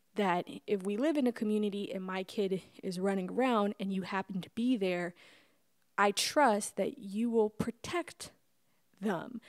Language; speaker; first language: English; native; English